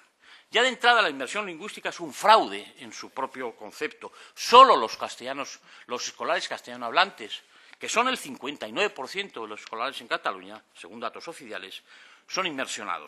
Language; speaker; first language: Spanish; native; Spanish